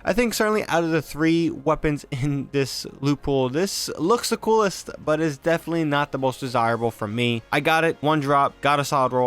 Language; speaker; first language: English; native; English